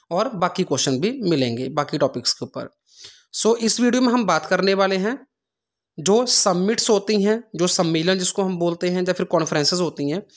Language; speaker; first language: Hindi; non-native, local second language; Punjabi